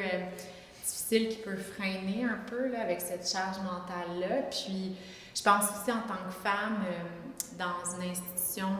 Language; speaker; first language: French; native; French